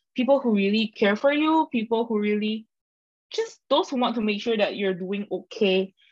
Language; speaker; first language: English; non-native, fluent; Indonesian